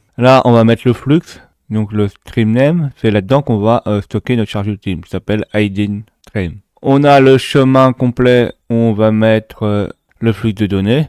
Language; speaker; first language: French; native; French